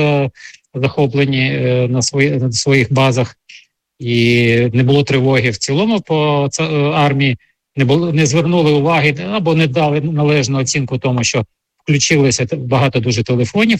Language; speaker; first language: Ukrainian; native; Ukrainian